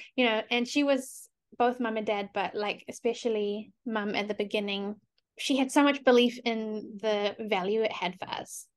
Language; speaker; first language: English; native; English